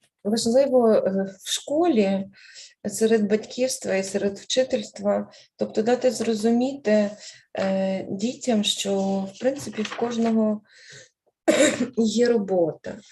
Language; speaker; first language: Ukrainian; native; Ukrainian